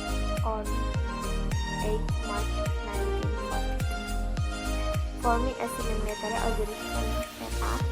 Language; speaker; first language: English; non-native, learner; Indonesian